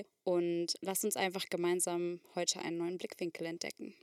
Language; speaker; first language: German; native; German